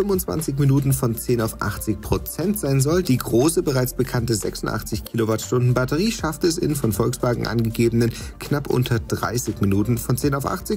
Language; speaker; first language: German; native; German